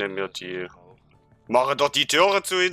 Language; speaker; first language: German; native; German